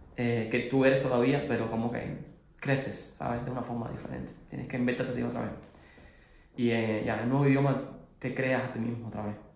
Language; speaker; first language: Spanish; native; Spanish